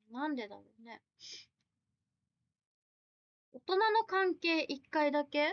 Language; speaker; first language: Japanese; native; Japanese